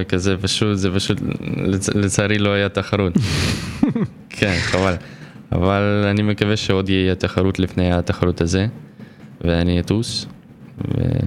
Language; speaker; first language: Hebrew; non-native, fluent; Ukrainian